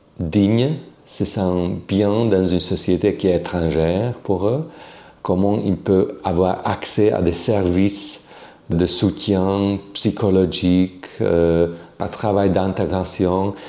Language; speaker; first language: French; non-native, fluent; Slovak